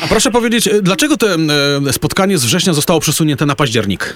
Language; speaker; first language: Polish; native; Polish